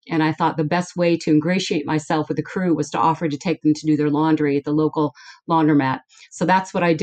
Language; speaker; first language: English; native; English